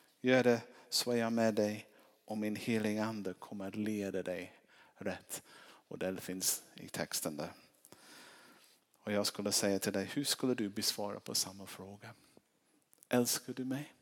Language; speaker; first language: Swedish; non-native, fluent; English